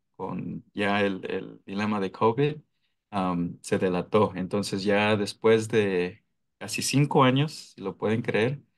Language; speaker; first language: Spanish; early bilingual, heritage; Spanish